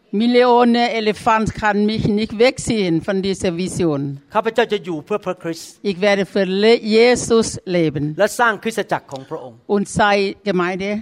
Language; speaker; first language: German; non-native, learner; Thai